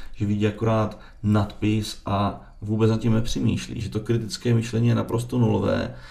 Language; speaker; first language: Czech; native; Czech